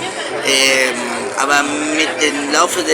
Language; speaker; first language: German; early bilingual, heritage; Spanish